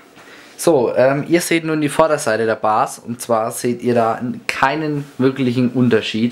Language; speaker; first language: German; native; German